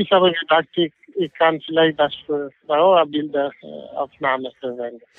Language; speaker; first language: German; non-native, learner; English